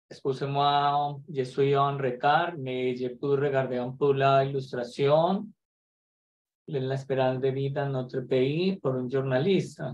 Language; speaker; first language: French; non-native, learner; Spanish